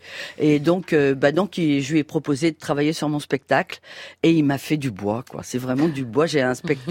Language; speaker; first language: French; native; French